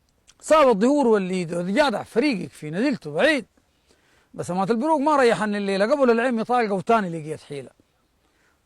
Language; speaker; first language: Arabic; native; Arabic